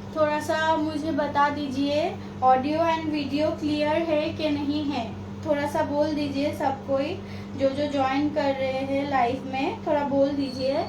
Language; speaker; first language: Hindi; non-native, local second language; Bangla